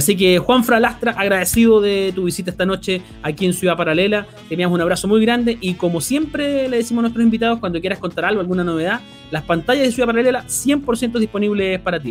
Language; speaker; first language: Spanish; native; Spanish